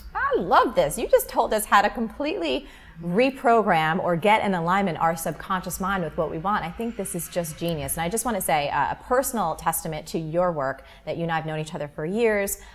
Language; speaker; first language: English; native; English